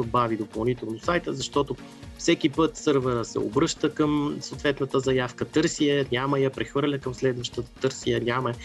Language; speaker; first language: Bulgarian; native; Bulgarian